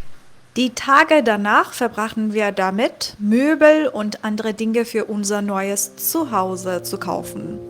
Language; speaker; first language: German; non-native, fluent; Persian